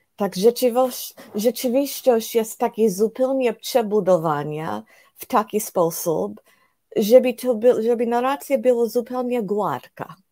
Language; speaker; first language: Polish; non-native, fluent; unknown